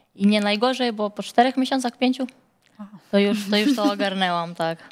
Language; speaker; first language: Polish; non-native, fluent; Serbian